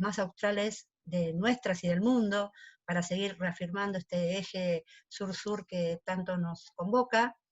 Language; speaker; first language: Spanish; native; Spanish